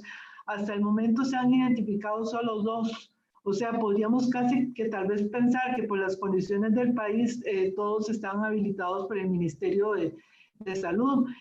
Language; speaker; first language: Spanish; native; Spanish